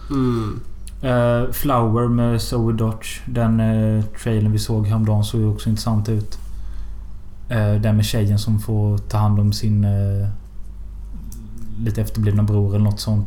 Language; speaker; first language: Swedish; native; Swedish